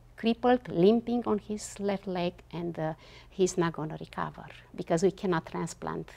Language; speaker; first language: English; non-native, fluent; Romanian